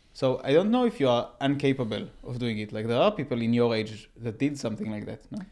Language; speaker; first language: English; non-native, fluent; Hebrew